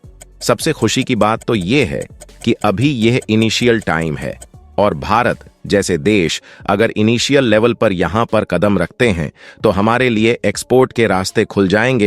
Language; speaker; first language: Hindi; native; Hindi